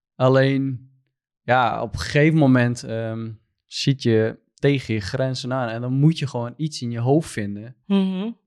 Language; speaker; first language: Dutch; non-native, fluent; Turkish